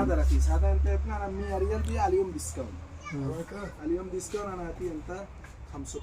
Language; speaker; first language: Arabic; non-native, learner; Bangla